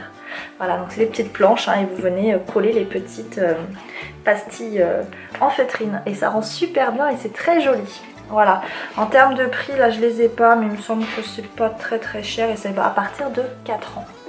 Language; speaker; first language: French; native; French